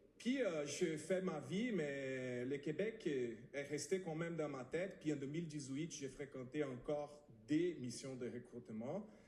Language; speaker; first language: French; non-native, fluent; Portuguese